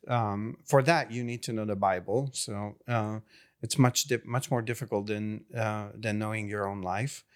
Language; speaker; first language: English; non-native, fluent; Hungarian